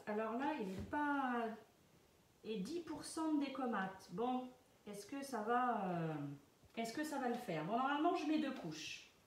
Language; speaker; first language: French; native; French